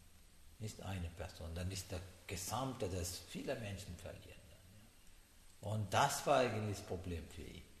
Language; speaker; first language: German; non-native, learner; Sinhala